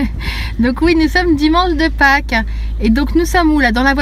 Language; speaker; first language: French; native; French